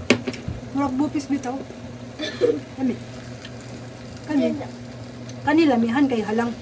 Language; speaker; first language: Japanese; non-native, learner; Cebuano